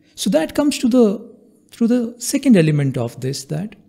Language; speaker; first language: English; non-native, local second language; Hindi